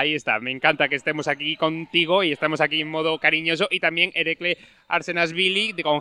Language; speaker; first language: Spanish; native; Spanish